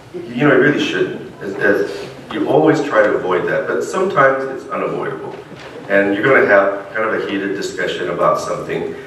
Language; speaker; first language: English; native; English